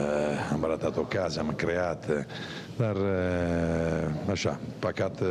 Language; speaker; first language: Romanian; non-native, fluent; Italian